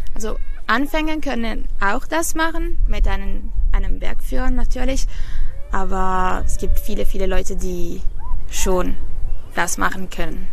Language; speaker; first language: German; non-native, learner; Italian